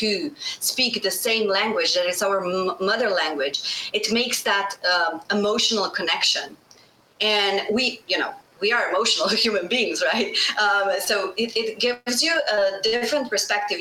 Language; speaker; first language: English; non-native, fluent; Bosnian